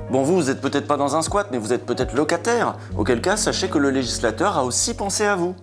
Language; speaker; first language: French; native; French